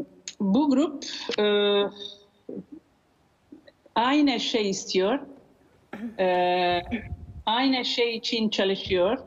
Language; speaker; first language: Turkish; non-native, learner; Italian